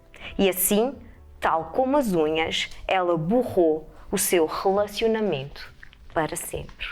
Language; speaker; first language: Portuguese; native; Portuguese